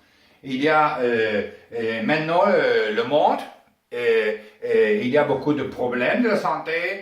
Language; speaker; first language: French; non-native, learner; Spanish